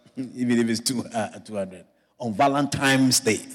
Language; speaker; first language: English; non-native, local second language; Akan